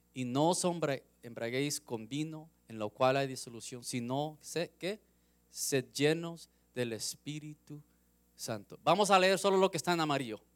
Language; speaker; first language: Spanish; early bilingual, heritage; Spanish